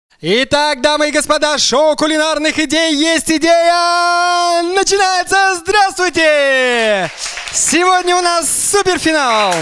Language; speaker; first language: Russian; native; Russian